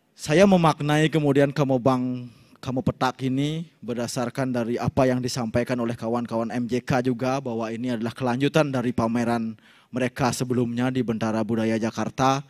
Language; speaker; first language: Indonesian; native; Indonesian